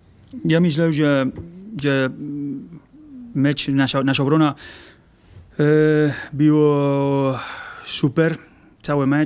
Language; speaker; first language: Polish; non-native, learner; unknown